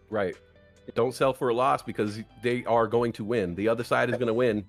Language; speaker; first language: English; native; English